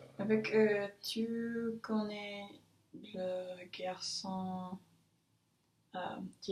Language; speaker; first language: French; non-native, learner; English